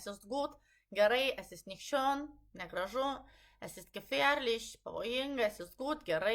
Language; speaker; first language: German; non-native, fluent; Lithuanian